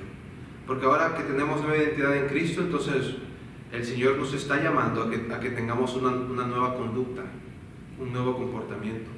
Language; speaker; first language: Spanish; native; Spanish